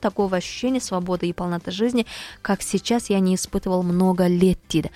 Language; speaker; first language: Russian; non-native, local second language; Kazakh